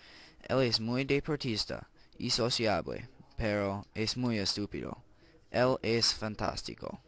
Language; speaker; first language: Spanish; non-native, learner; English